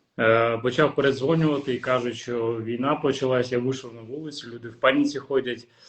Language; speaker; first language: Ukrainian; non-native, local second language; Russian